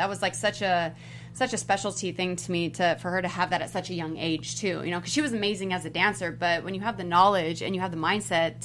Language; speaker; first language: English; native; English